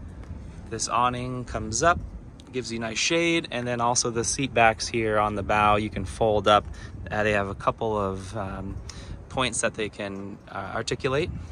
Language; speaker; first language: English; native; English